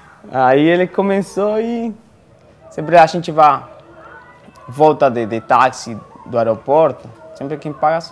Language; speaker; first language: Portuguese; non-native, fluent; Spanish